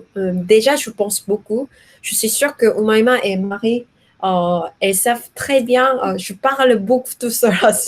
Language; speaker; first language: French; non-native, learner; Korean